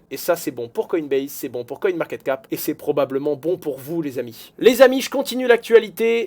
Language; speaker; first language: French; native; French